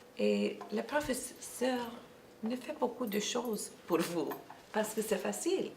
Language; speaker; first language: French; non-native, local second language; English